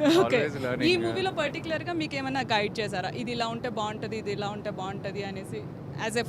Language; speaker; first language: Telugu; native; Telugu